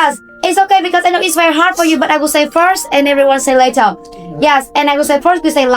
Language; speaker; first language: English; non-native, fluent; Vietnamese